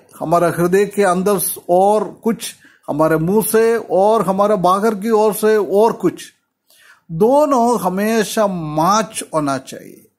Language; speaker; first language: Hindi; non-native, local second language; Malayalam